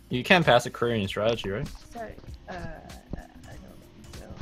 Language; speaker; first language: English; early bilingual, heritage; Dutch